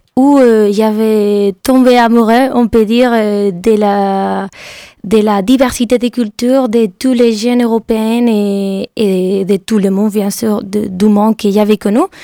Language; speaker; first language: French; non-native, fluent; Spanish